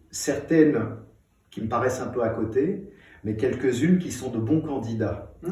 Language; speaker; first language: French; native; French